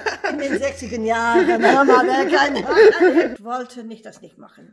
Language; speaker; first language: German; non-native, fluent; English